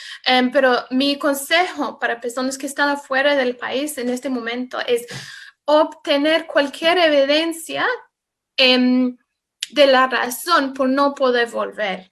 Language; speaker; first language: Spanish; non-native, fluent; English